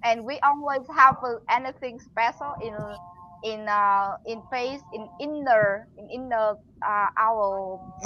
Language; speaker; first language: English; non-native, learner; Vietnamese